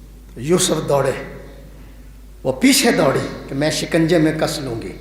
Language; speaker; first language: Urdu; non-native, local second language; Punjabi